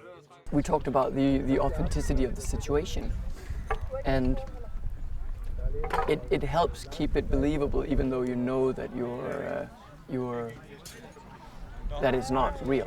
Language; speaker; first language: English; non-native, fluent; Danish